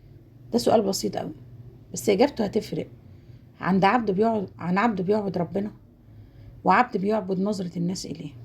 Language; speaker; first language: Arabic; native; Arabic